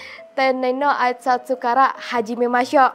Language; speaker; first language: Japanese; non-native, learner; Indonesian